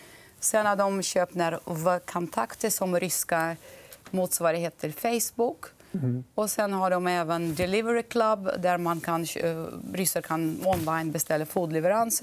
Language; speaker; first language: Swedish; non-native, fluent; Russian